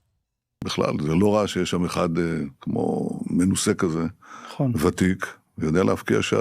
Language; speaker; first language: Hebrew; native; Hebrew